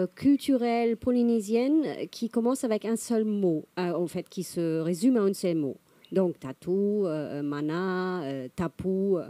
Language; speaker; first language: French; non-native, fluent; German